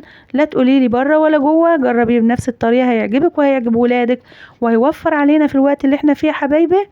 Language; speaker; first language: Arabic; native; Arabic